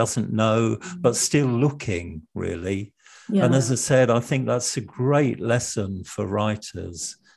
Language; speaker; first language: English; native; English